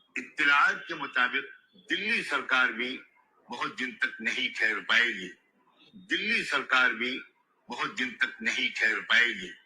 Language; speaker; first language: Urdu; native; Urdu